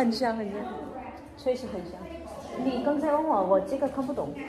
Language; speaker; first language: Chinese; non-native, fluent; Urdu